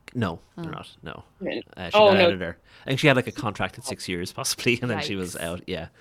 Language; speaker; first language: English; native; English